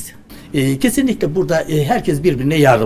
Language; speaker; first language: Turkish; native; Turkish